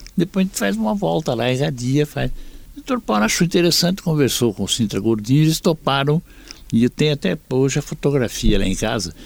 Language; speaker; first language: Portuguese; native; Portuguese